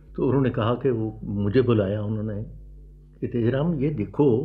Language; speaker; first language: Hindi; native; Hindi